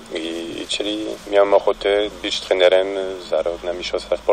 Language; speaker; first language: Polish; non-native, fluent; French